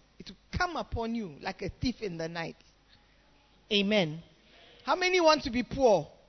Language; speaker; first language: English; non-native, local second language; Akan